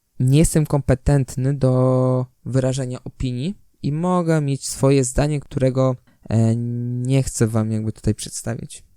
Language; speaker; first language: Polish; native; Polish